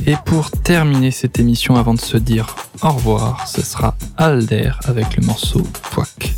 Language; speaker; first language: French; native; French